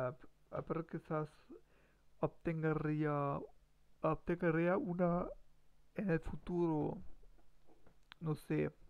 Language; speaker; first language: Spanish; non-native, learner; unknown